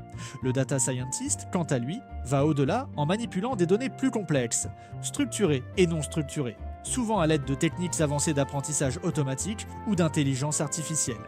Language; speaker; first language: French; native; French